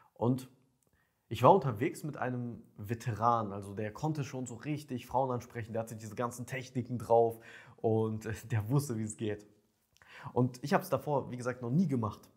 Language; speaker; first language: German; early bilingual, other home language; Ukrainian